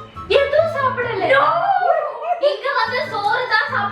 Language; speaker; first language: Tamil; non-native, learner; Malayalam